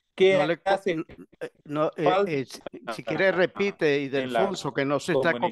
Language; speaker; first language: Spanish; native; Spanish